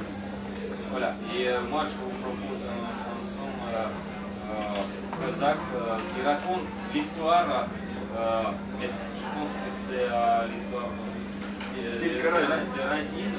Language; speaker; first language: French; non-native, fluent; Russian